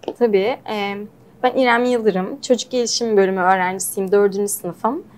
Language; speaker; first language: Turkish; native; Turkish